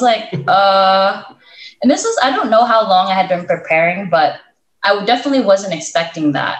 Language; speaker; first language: English; native; English